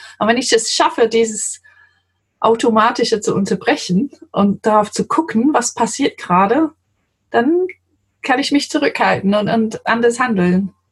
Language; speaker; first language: German; non-native, fluent; English